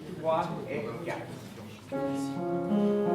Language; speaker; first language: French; non-native, learner; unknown